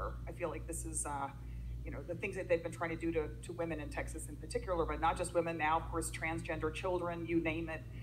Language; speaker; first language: English; native; English